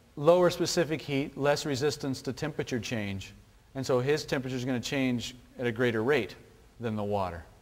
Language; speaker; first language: English; native; English